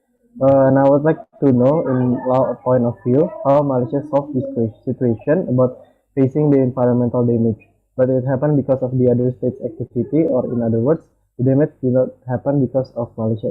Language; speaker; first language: English; non-native, fluent; Malay